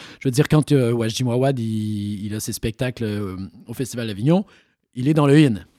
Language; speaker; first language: French; native; French